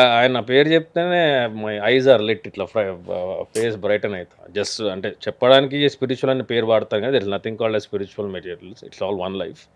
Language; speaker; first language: Telugu; native; Telugu